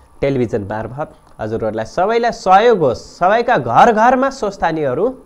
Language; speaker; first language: Nepali; native; Nepali